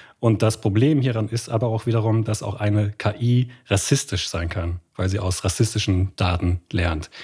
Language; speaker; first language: German; native; German